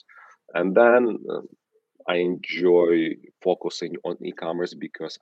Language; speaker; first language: English; non-native, fluent; Ukrainian